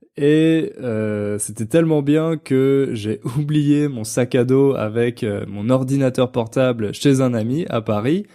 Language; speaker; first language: French; native; French